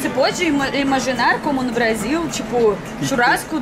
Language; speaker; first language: Portuguese; non-native, learner; Russian